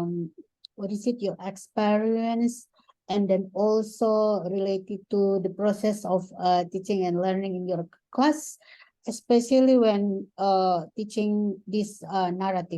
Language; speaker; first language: English; non-native, fluent; Indonesian